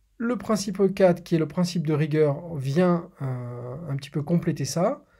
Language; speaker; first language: French; native; French